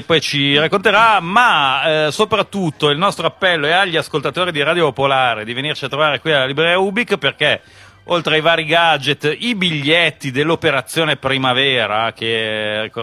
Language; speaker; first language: Italian; native; Italian